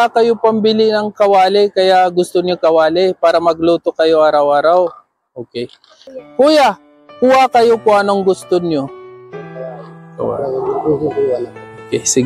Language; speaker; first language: Filipino; non-native, learner; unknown